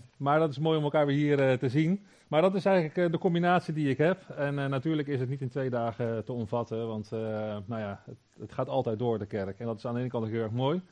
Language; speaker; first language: Dutch; native; Dutch